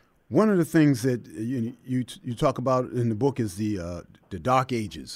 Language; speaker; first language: English; native; English